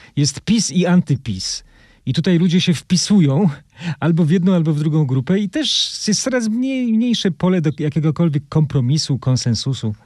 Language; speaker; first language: Polish; native; Polish